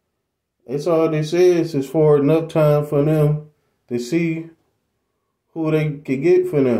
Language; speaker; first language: English; native; English